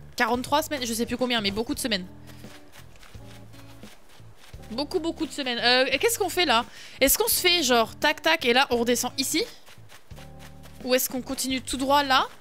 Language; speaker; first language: French; native; French